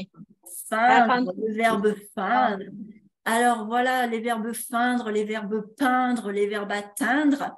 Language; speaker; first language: French; native; French